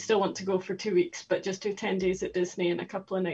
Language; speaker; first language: English; native; English